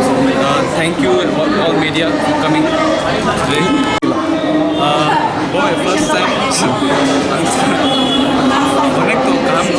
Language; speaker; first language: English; non-native, local second language; Kok Borok